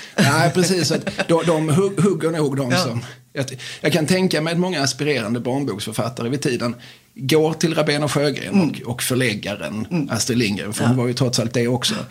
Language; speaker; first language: Swedish; native; Swedish